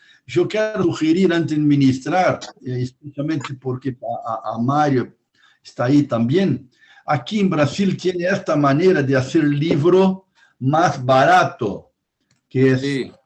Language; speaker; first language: Spanish; non-native, fluent; Portuguese